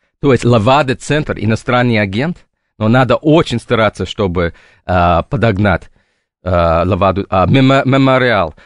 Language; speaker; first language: Russian; non-native, fluent; English